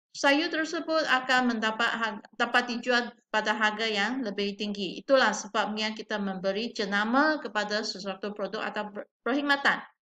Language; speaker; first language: Malay; non-native, local second language; Chinese